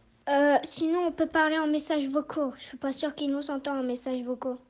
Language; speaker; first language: French; native; French